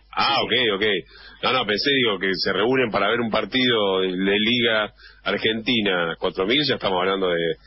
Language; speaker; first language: Spanish; native; Spanish